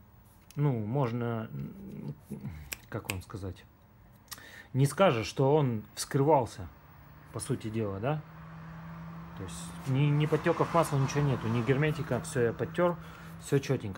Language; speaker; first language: Russian; native; Russian